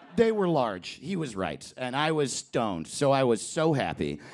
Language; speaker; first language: English; native; English